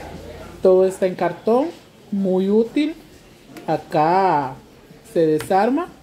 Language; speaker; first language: Spanish; native; Spanish